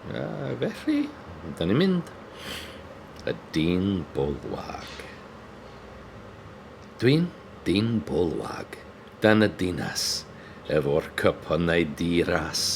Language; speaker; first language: Welsh; non-native, learner; English